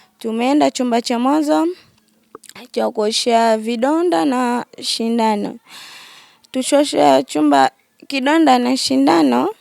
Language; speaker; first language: Swahili; native; Swahili